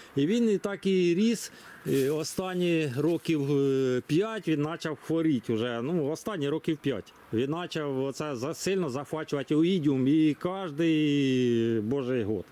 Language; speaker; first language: Ukrainian; non-native, local second language; Russian